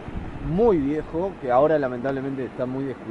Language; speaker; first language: Spanish; native; Spanish